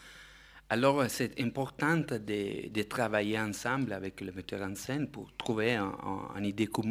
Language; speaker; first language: French; non-native, fluent; Italian